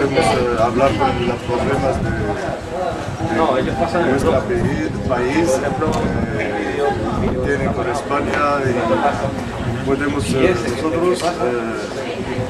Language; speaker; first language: Spanish; non-native, learner; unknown